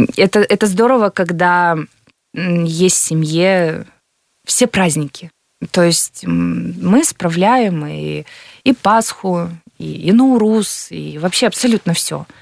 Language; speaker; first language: Russian; native; Russian